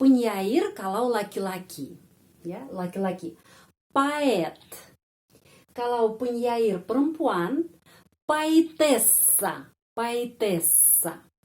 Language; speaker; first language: Indonesian; non-native, fluent; Russian